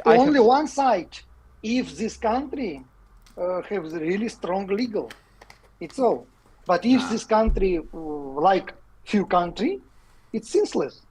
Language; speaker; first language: English; non-native, learner; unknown